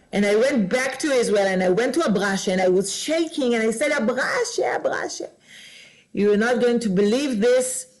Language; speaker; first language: English; non-native, fluent; Hebrew